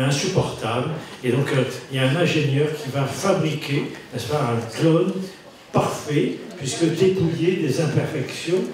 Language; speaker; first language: French; native; French